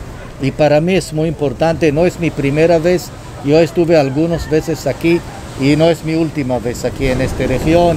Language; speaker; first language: Spanish; non-native, fluent; Hebrew